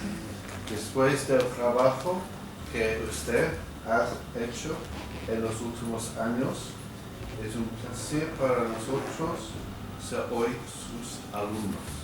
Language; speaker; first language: Spanish; non-native, fluent; English